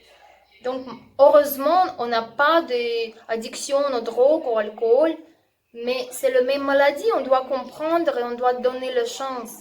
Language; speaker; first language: French; non-native, learner; Russian